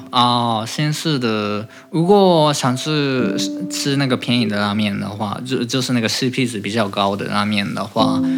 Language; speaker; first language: Chinese; non-native, fluent; Japanese